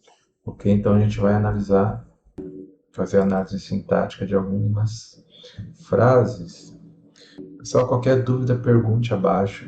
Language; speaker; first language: Portuguese; native; Portuguese